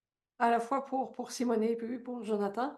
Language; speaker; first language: French; native; French